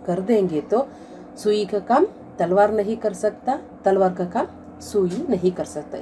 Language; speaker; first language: Hindi; non-native, local second language; Kannada